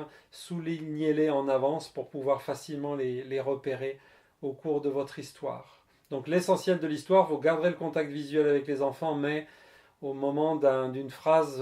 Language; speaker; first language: French; native; French